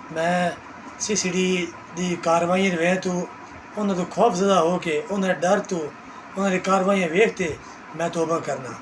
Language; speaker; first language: Urdu; non-native, local second language; Punjabi